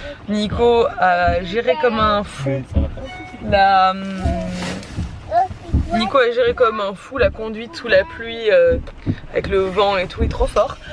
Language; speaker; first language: French; native; French